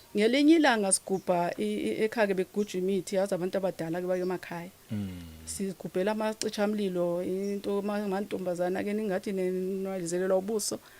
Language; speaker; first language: Zulu; native; Zulu